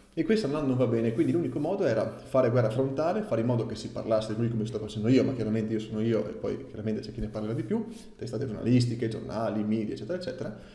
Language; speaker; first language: Italian; native; Italian